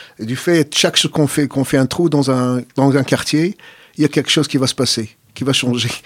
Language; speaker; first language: French; non-native, fluent; Arabic